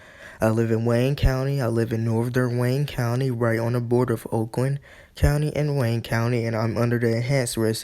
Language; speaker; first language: English; native; English